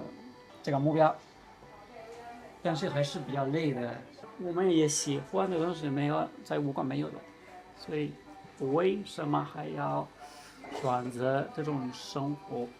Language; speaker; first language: Chinese; non-native, learner; Spanish